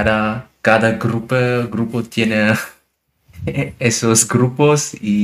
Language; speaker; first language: Spanish; non-native, learner; German